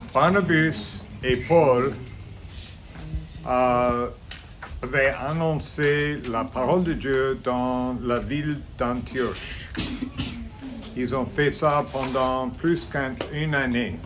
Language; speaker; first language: French; non-native, fluent; English